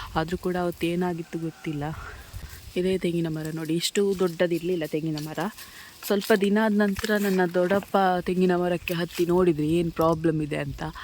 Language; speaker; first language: Kannada; non-native, local second language; Tulu